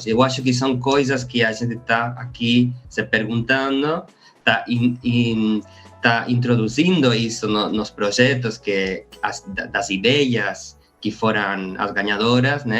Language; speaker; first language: Portuguese; non-native, learner; Spanish